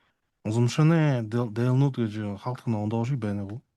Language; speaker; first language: Mongolian; non-native, learner; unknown